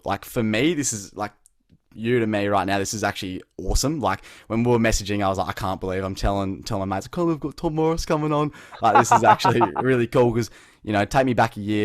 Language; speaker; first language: English; native; English